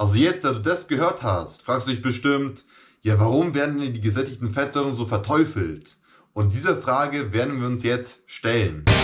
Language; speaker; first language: German; native; German